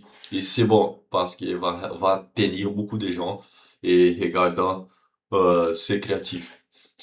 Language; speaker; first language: French; non-native, learner; Portuguese